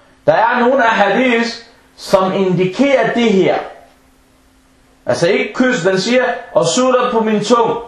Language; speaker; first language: Danish; early bilingual, other home language; Arabic